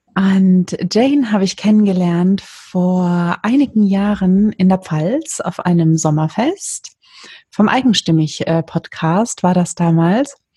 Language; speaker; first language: German; native; German